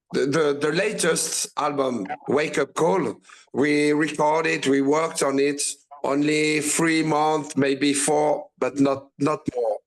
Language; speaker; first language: English; non-native, learner; French